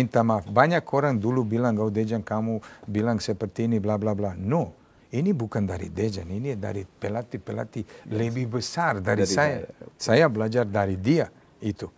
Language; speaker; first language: Indonesian; non-native, fluent; Serbian